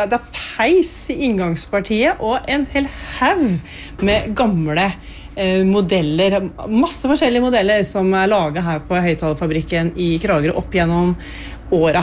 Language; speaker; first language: Norwegian; native; Norwegian